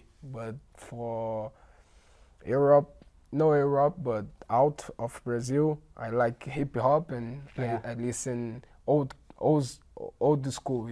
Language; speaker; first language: English; non-native, learner; Portuguese